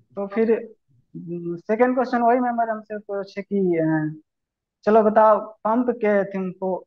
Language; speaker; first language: Hindi; native; Hindi